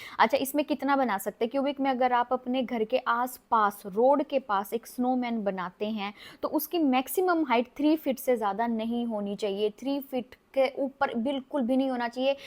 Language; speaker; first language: Hindi; native; Hindi